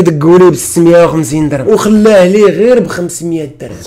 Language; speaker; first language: Arabic; native; Arabic